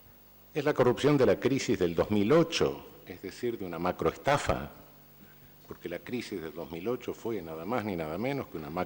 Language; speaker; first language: Spanish; native; Spanish